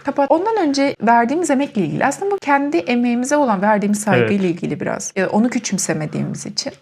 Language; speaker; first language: Turkish; native; Turkish